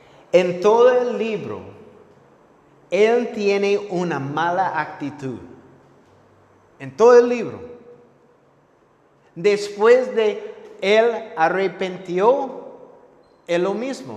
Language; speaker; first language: Spanish; non-native, fluent; English